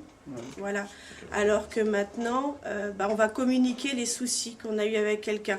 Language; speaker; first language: French; native; French